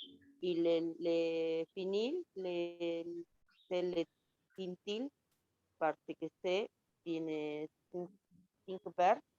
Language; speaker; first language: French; non-native, learner; Spanish